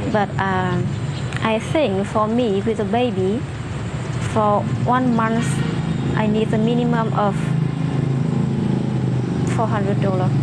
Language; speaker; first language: English; non-native, fluent; Vietnamese